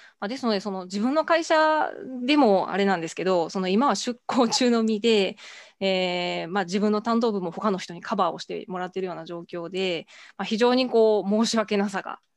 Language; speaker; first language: Japanese; native; Japanese